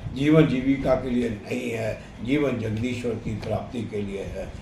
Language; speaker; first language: Hindi; non-native, local second language; Punjabi